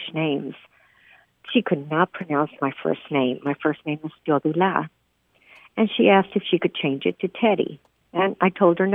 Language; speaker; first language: English; early bilingual, other home language; Spanish